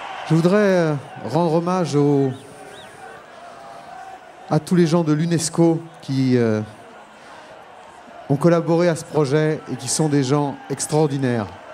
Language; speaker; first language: French; native; French